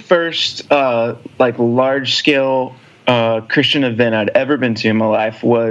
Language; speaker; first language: English; native; English